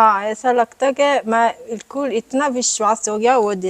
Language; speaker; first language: Hindi; non-native, learner; Italian